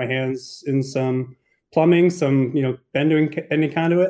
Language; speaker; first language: English; native; English